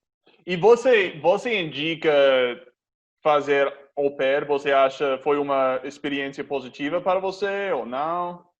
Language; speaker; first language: Portuguese; non-native, fluent; English